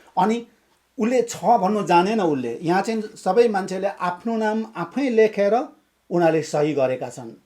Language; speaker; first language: Nepali; non-native, local second language; Limbu